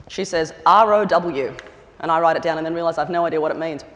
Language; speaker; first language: English; native; English